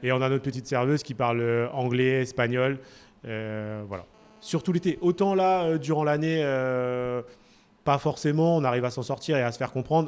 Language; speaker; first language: French; native; French